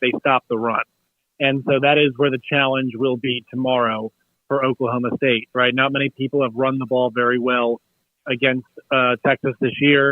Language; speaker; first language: English; native; English